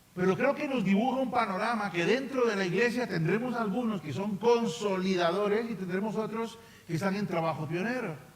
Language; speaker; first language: Spanish; native; Spanish